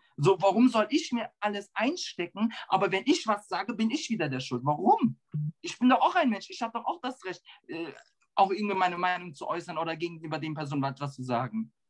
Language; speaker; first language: German; early bilingual, other home language; Turkish